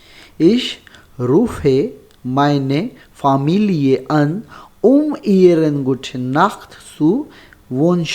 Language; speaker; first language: German; non-native, learner; Urdu